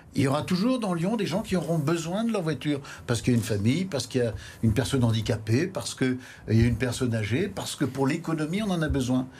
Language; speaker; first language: French; native; French